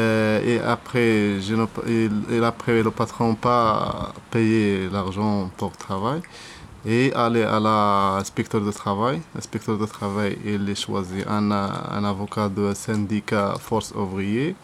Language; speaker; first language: French; non-native, learner; Arabic